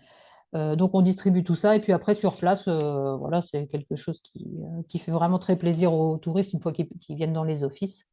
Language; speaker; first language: French; native; French